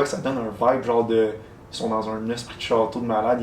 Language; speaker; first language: French; native; French